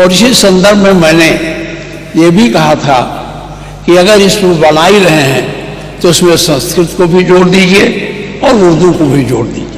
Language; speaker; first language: Hindi; native; Hindi